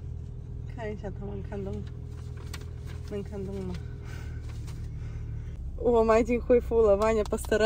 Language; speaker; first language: Chinese; non-native, fluent; Russian